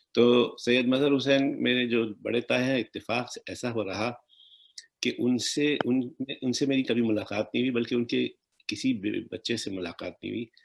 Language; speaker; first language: Urdu; native; Urdu